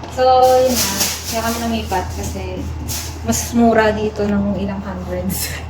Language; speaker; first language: Filipino; non-native, local second language; Iloko